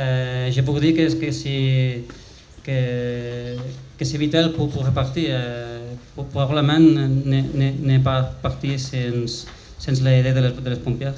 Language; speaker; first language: French; non-native, learner; Spanish